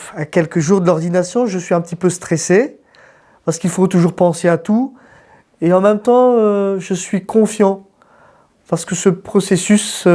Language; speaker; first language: French; non-native, local second language; Malagasy